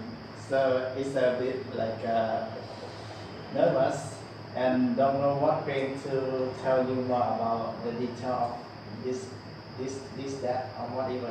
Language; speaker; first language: English; non-native, learner; Lao